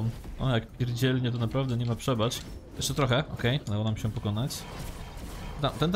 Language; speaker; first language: Polish; native; Polish